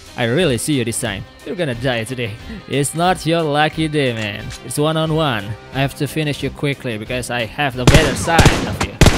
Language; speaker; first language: English; non-native, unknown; Indonesian